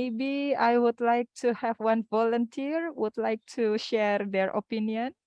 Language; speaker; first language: English; non-native, fluent; Indonesian